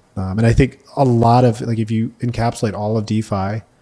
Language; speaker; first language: English; native; English